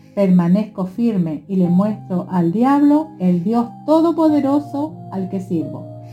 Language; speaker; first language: Spanish; native; Spanish